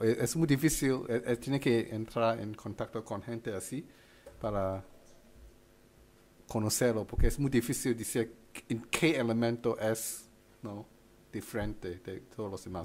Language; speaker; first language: Spanish; non-native, fluent; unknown